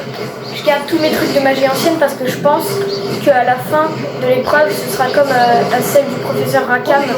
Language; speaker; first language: French; native; French